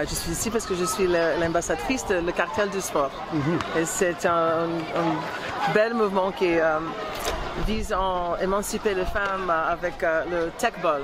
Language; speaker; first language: French; non-native, learner; Portuguese